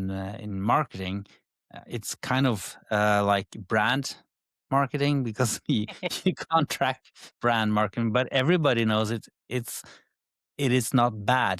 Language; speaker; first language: English; non-native, fluent; Norwegian